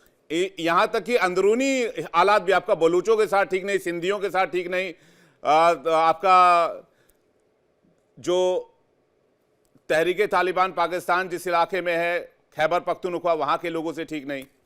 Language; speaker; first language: Hindi; native; Hindi